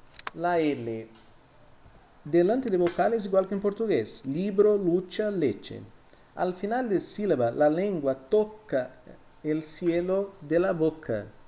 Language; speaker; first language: Spanish; non-native, fluent; Portuguese